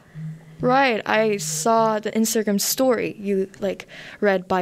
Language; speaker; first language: English; non-native, learner; Korean